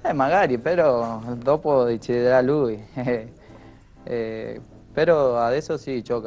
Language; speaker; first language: Italian; non-native, fluent; Spanish